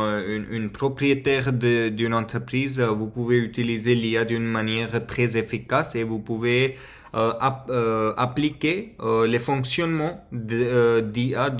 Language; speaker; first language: French; non-native, fluent; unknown